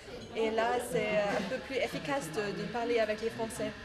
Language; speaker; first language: French; non-native, fluent; German